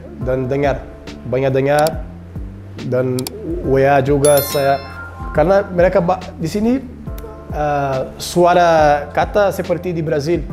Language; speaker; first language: Indonesian; non-native, learner; Portuguese